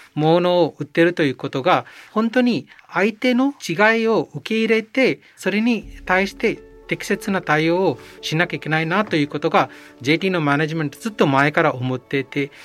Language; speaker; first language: Japanese; non-native, fluent; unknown